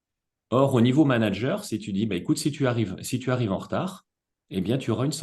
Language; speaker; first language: French; native; French